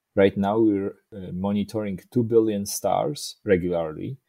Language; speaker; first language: English; non-native, fluent; Polish